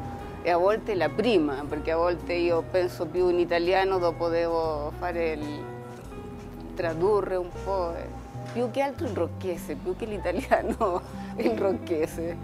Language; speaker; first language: Italian; early bilingual, heritage; Spanish